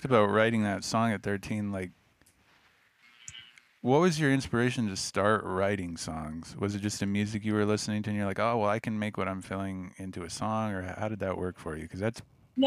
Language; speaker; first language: English; native; English